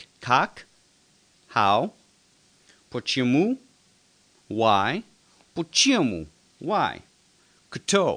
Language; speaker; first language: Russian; non-native, fluent; English